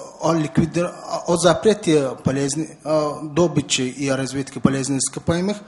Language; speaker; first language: Russian; non-native, learner; Mongolian